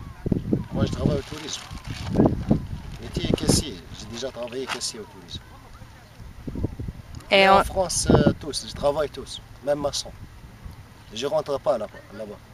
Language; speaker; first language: French; non-native, local second language; Arabic